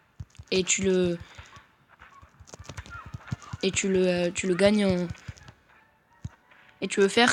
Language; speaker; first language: French; native; French